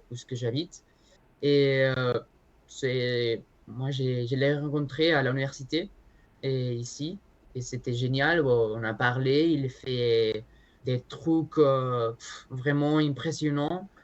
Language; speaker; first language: French; non-native, learner; Spanish